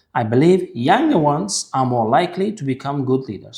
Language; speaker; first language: English; non-native, fluent; Uzbek